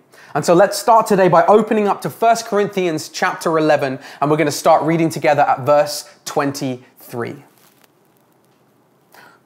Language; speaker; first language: English; native; English